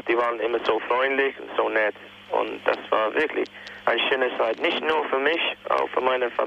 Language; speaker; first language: German; non-native, fluent; English